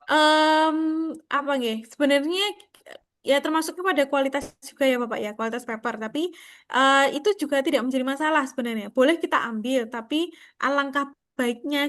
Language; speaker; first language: Indonesian; native; Indonesian